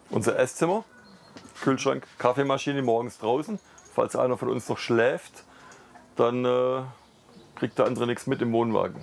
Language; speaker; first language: German; native; German